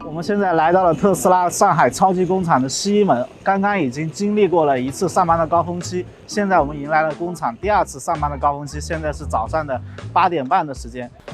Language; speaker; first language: Chinese; native; Chinese